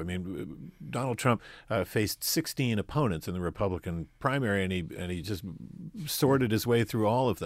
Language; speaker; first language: English; native; English